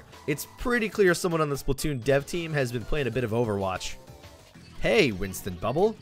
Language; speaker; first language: English; native; English